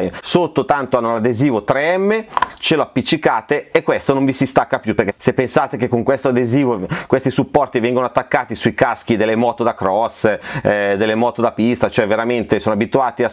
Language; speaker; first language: Italian; native; Italian